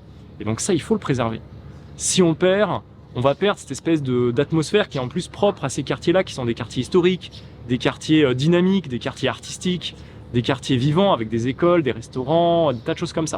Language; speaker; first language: French; native; French